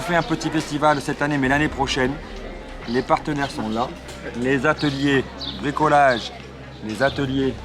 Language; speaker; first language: French; native; French